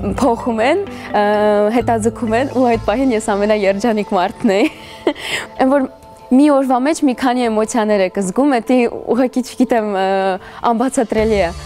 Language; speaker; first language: Armenian; early bilingual, heritage; Armenian